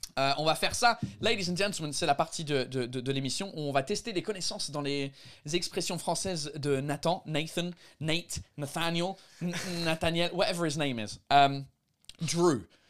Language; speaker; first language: French; non-native, fluent; English